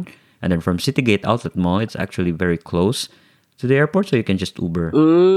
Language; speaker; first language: English; non-native, local second language; Cebuano